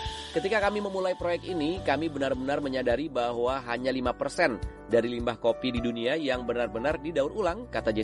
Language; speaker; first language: Indonesian; native; Indonesian